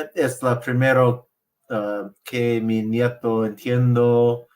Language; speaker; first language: Spanish; non-native, learner; English